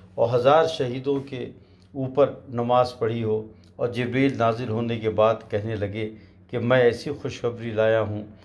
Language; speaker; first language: Hindi; native; Hindi